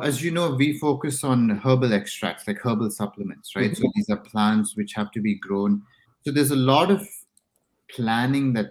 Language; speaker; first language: English; non-native, local second language; Tamil